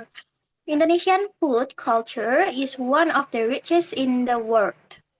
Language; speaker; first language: English; non-native, learner; Indonesian